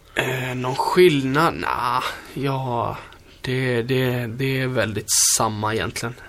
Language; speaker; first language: Swedish; native; Swedish